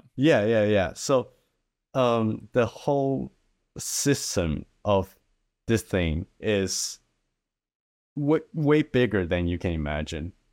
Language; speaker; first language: English; early bilingual, other home language; Chinese